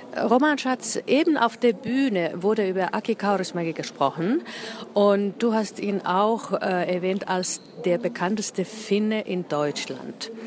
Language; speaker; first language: German; non-native, fluent; Finnish